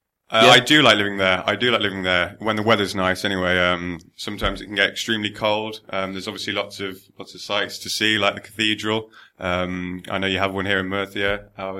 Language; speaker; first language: English; native; English